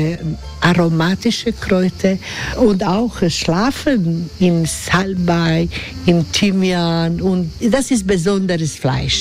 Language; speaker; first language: German; non-native, learner; Croatian